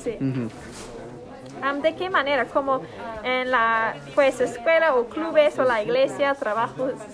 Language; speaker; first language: Spanish; non-native, fluent; English